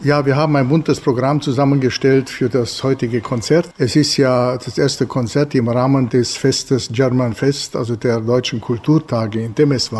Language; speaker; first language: German; native; German